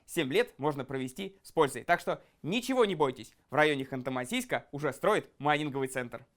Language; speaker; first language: Russian; native; Russian